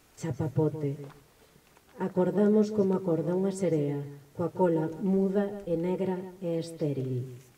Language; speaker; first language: Galician; non-native, local second language; Spanish